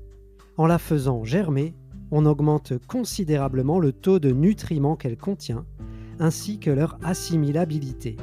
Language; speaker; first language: French; native; French